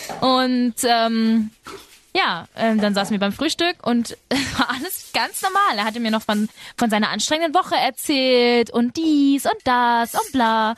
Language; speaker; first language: German; early bilingual, other home language; Spanish